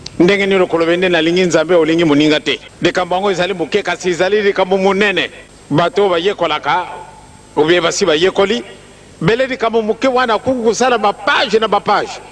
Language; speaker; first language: Lingala; non-native, local second language; Kongo